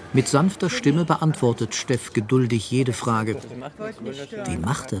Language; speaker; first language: German; native; German